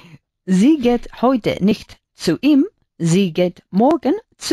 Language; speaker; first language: German; non-native, learner; Spanish